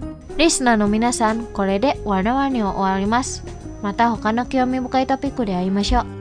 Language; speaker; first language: Japanese; non-native, fluent; Indonesian